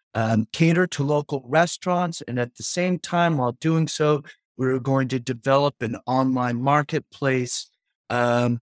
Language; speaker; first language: English; native; English